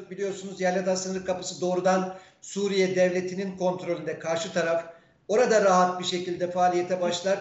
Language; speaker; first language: Turkish; native; Turkish